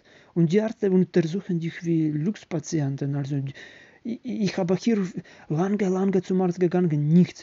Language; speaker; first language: German; non-native, learner; Ukrainian